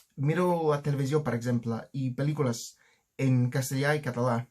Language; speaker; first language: Catalan; non-native, learner; English